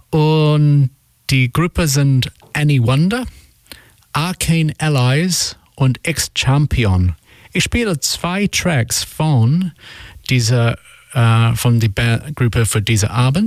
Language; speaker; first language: German; non-native, learner; English